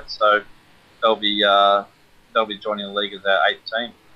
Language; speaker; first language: English; native; English